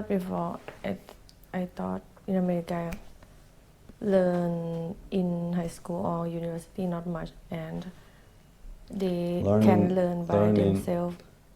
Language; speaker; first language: English; non-native, learner; Thai